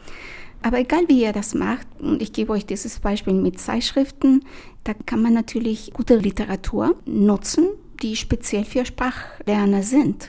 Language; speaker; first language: German; non-native, fluent; Spanish